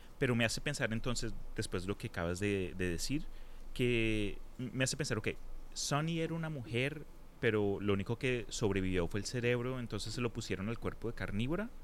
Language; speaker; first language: Spanish; early bilingual, heritage; Spanish